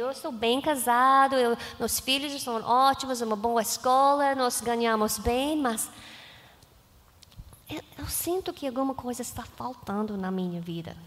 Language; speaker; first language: Portuguese; non-native, learner; English